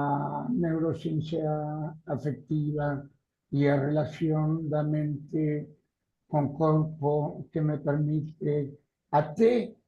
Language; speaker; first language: Portuguese; non-native, learner; Spanish